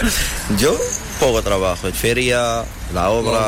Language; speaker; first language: Spanish; non-native, learner; Arabic